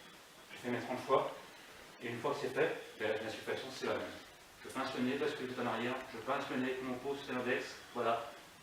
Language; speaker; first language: French; native; French